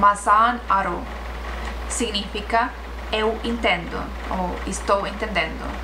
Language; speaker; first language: Portuguese; non-native, fluent; Estonian